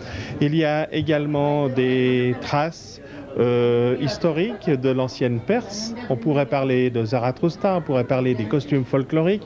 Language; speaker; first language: French; native; French